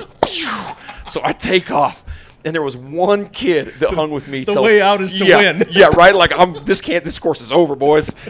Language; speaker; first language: English; native; English